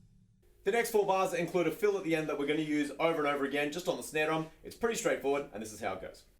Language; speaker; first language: English; native; English